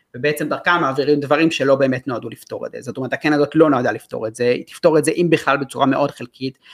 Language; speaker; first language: Hebrew; non-native, fluent; English